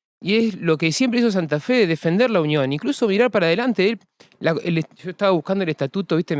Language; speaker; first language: Spanish; native; Spanish